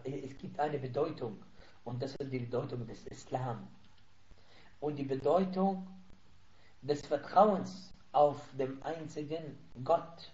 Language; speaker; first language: German; non-native, fluent; Arabic